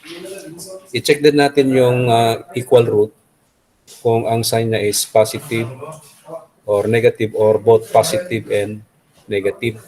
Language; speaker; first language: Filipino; native; Filipino